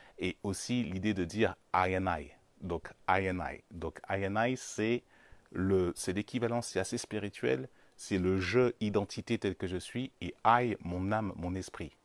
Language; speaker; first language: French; native; French